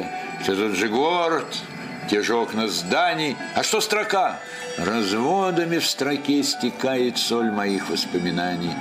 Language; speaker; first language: Russian; native; Russian